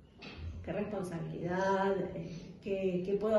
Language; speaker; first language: Spanish; native; Spanish